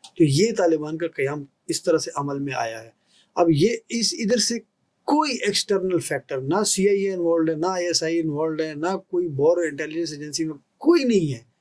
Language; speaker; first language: Urdu; non-native, local second language; Pashto